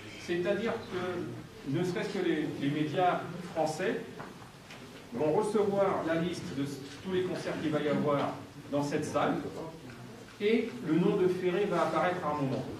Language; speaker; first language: French; native; French